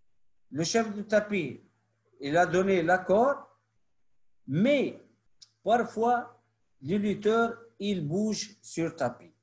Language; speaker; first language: French; non-native, local second language; Arabic